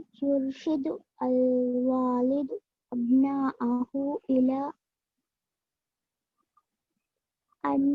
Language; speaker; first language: Arabic; non-native, learner; Divehi